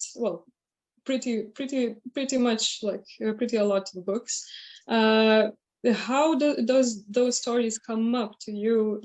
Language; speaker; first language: English; non-native, fluent; Lithuanian